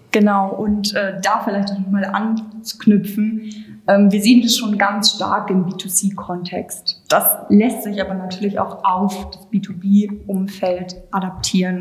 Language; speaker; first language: German; native; German